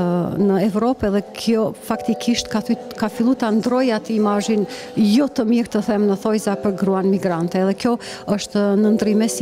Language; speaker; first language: Albanian; native; Albanian